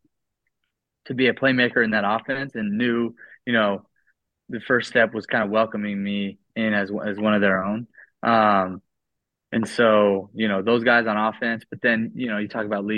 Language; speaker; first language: English; native; English